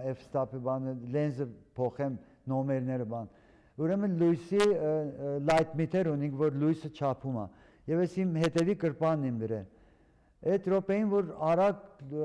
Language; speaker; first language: Armenian; early bilingual, heritage; Armenian